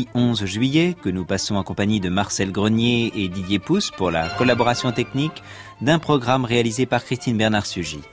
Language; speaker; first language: French; native; French